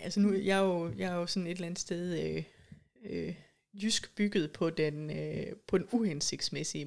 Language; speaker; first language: Danish; native; Danish